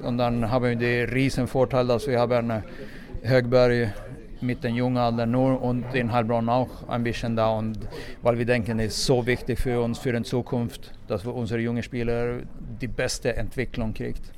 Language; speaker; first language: German; non-native, fluent; Swedish